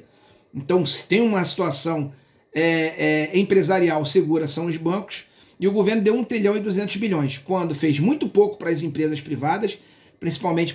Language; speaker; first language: Portuguese; native; Portuguese